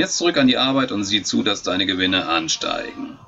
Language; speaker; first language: German; native; German